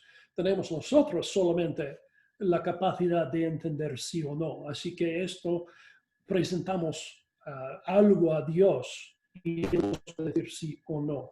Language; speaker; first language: Spanish; non-native, fluent; English